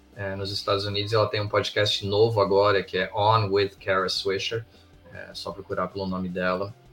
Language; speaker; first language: Portuguese; early bilingual, heritage; English